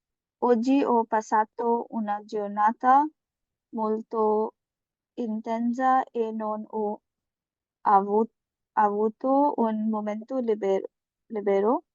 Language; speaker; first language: Italian; non-native, learner; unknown